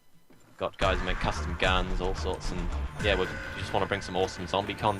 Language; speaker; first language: English; native; English